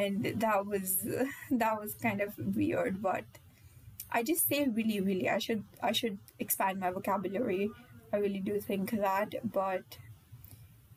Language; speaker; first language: English; non-native, local second language; Hindi